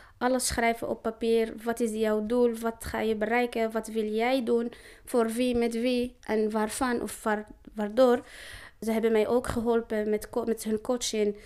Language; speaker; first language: Dutch; non-native, learner; Arabic